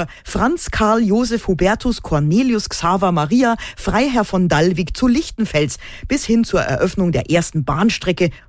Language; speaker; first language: German; native; German